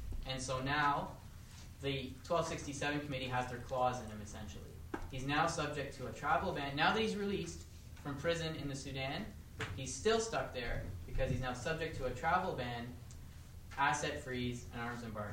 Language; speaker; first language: English; native; English